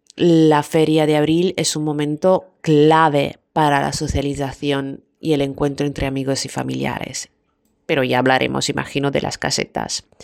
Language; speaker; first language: Spanish; non-native, fluent; Italian